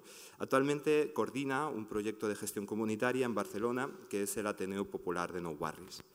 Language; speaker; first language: Spanish; native; Spanish